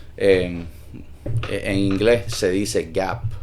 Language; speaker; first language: Spanish; early bilingual, heritage; Spanish